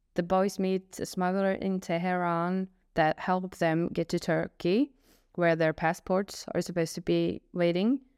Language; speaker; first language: English; non-native, fluent; Swedish